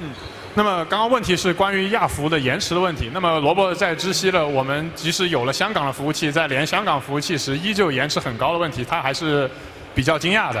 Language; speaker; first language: Chinese; native; Chinese